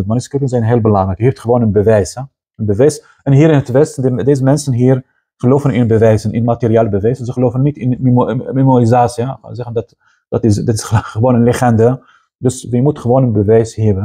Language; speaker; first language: Dutch; non-native, fluent; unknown